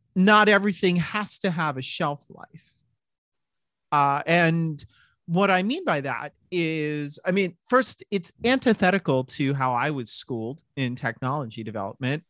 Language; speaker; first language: English; native; English